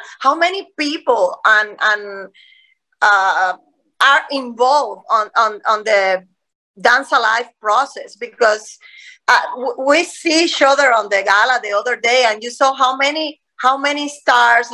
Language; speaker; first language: English; non-native, fluent; Spanish